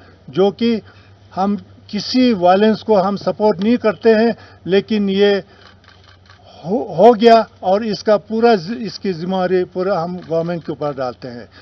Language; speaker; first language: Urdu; non-native, local second language; Ladakhi